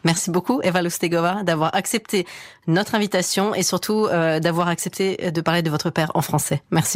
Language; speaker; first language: French; native; French